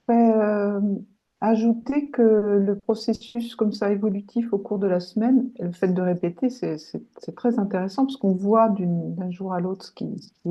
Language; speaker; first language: French; native; French